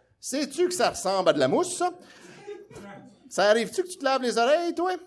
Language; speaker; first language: French; native; French